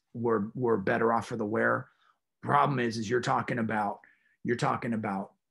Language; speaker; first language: English; native; English